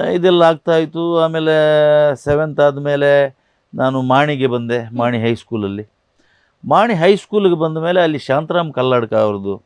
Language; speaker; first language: Kannada; non-native, local second language; Tulu